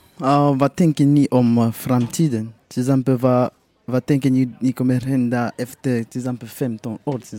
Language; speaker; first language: Swedish; non-native, fluent; French